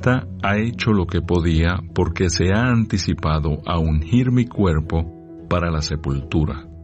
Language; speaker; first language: Spanish; native; Spanish